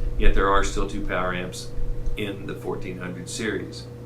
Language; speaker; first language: English; native; English